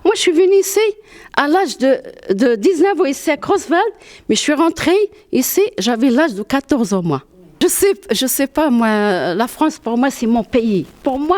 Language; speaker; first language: French; non-native, fluent; Arabic